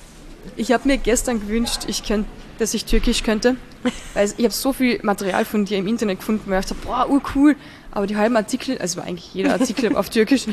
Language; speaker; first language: German; native; German